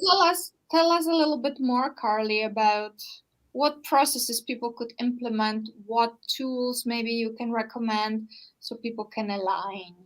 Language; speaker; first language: English; non-native, fluent; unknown